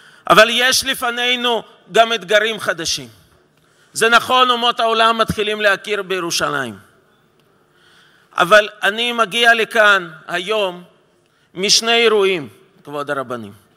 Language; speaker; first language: Hebrew; non-native, fluent; Russian